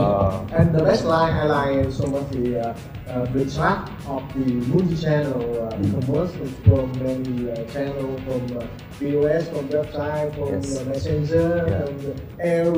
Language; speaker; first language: English; non-native, learner; Vietnamese